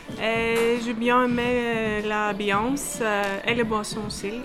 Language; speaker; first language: French; non-native, fluent; Greek